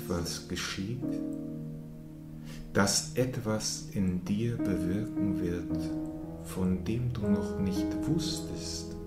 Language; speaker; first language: German; native; German